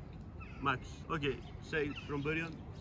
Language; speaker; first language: Swedish; early bilingual, other home language; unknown